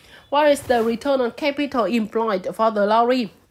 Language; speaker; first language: English; non-native, fluent; Vietnamese